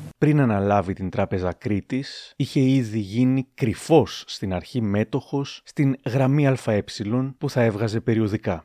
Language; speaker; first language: Greek; native; Greek